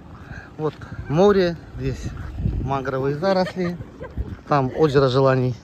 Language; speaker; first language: Russian; native; Russian